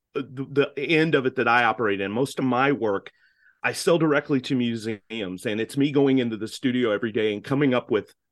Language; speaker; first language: English; native; English